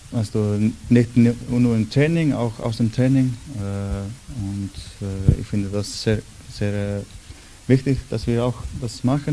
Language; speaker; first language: German; non-native, learner; Icelandic